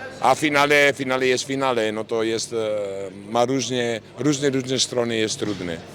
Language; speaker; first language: Polish; non-native, fluent; Italian